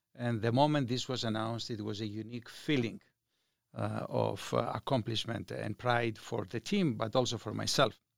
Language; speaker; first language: English; non-native, fluent; Greek